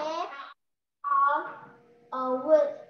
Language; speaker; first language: English; non-native, learner; Vietnamese